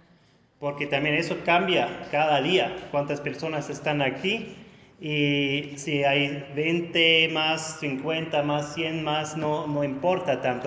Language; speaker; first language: Spanish; non-native, fluent; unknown